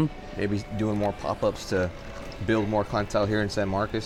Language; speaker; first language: English; native; English